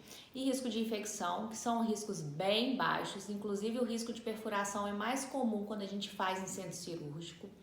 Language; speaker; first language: Portuguese; native; Portuguese